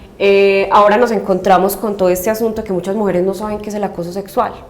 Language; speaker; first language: Spanish; native; Spanish